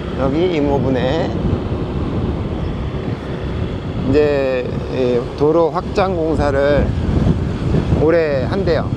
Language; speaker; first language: Korean; native; Korean